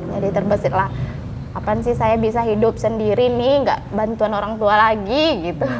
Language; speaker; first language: Indonesian; non-native, local second language; Minangkabau